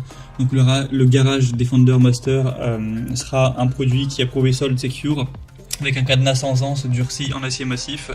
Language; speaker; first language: French; native; French